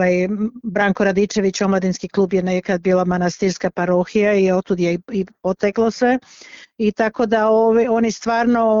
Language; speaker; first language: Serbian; early bilingual, other home language; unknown